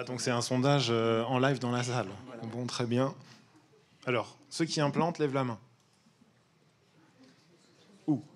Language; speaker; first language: French; native; French